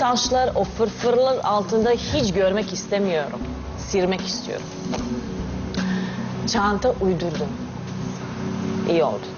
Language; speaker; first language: Turkish; non-native, learner; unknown